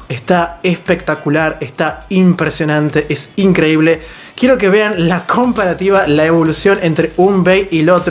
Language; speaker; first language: Spanish; native; Spanish